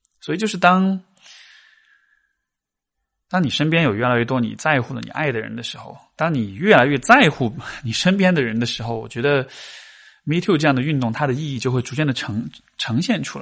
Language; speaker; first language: Chinese; native; Chinese